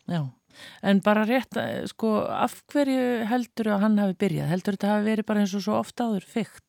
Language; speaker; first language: Icelandic; native; Icelandic